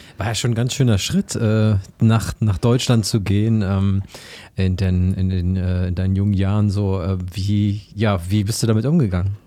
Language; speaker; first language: German; native; German